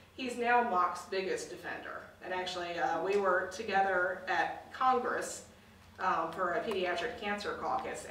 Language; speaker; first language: English; native; English